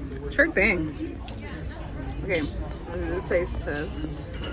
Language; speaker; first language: English; early bilingual, other home language; Spanish